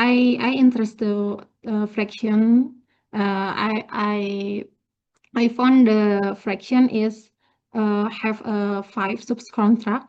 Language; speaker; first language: English; non-native, learner; Indonesian